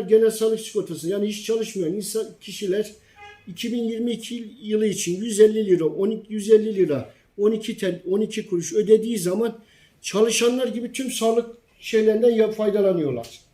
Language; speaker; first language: Turkish; native; Turkish